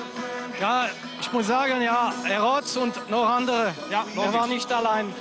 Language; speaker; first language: German; non-native, local second language; French